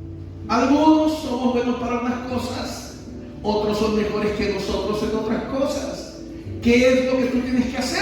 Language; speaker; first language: Spanish; native; Spanish